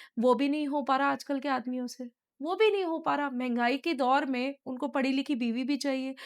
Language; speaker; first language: Hindi; native; Hindi